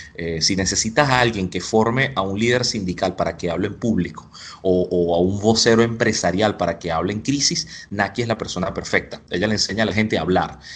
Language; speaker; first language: Spanish; native; Spanish